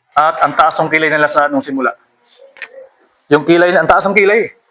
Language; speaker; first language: Filipino; native; Filipino